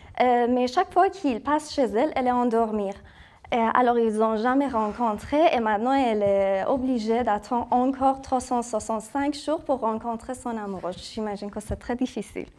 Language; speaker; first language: French; non-native, fluent; Persian